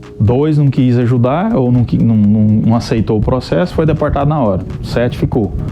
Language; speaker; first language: Portuguese; native; Portuguese